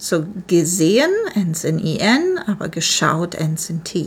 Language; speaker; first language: German; non-native, fluent; English